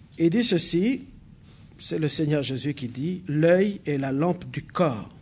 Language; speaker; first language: French; non-native, local second language; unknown